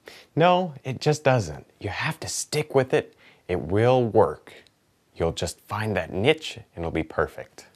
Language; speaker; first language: English; native; English